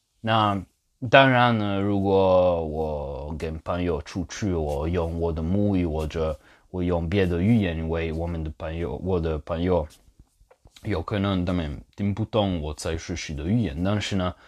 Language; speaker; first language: Chinese; non-native, fluent; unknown